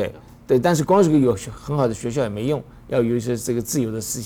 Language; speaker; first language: Chinese; native; Chinese